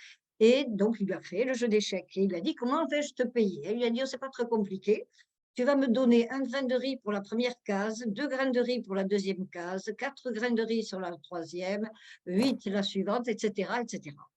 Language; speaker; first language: French; native; French